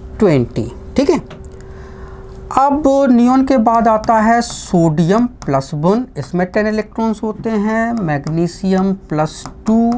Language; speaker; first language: Hindi; non-native, local second language; Gujarati